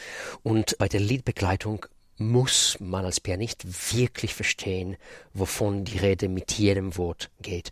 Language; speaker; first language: German; non-native, fluent; Russian